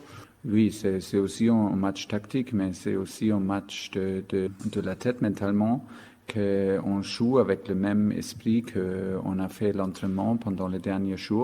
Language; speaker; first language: French; non-native, fluent; German